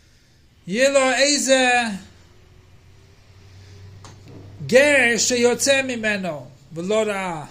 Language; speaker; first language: Hebrew; non-native, fluent; English